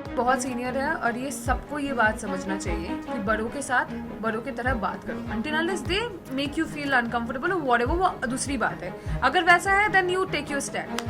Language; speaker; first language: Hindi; non-native, local second language; Bangla